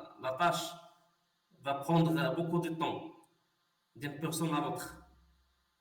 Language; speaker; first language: French; non-native, local second language; Arabic